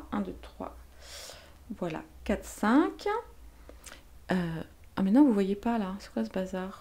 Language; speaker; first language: French; native; French